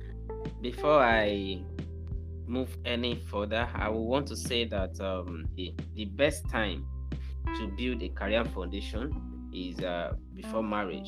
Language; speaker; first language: English; non-native, local second language; Yoruba